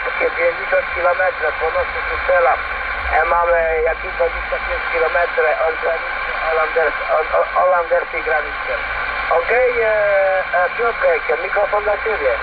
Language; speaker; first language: Polish; non-native, learner; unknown